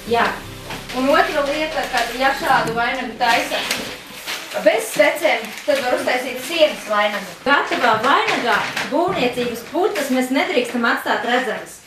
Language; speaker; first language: Latvian; native; Latvian